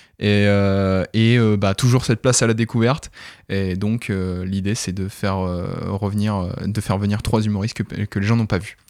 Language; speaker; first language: French; native; French